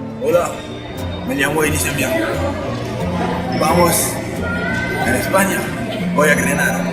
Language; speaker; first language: Spanish; non-native, learner; French